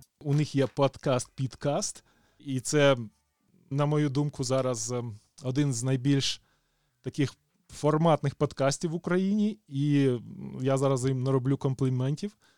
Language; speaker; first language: Ukrainian; native; Ukrainian